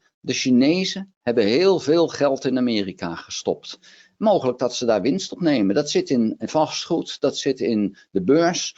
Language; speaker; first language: Dutch; native; Dutch